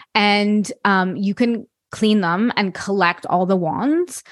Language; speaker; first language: English; non-native, fluent; French